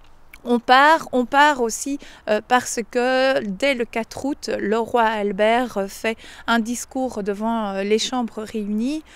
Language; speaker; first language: French; native; French